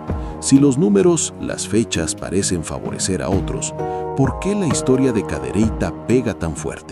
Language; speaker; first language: Spanish; native; Spanish